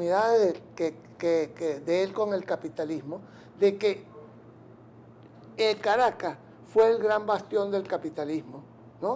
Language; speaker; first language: Spanish; native; Spanish